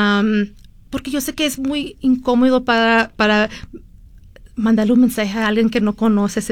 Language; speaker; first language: Spanish; early bilingual, heritage; Spanish